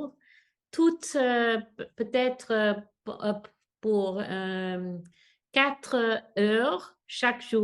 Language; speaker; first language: French; non-native, learner; English